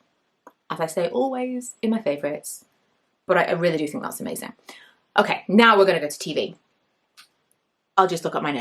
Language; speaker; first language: English; native; English